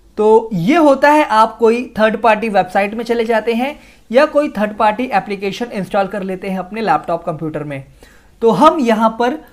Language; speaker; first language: Hindi; native; Hindi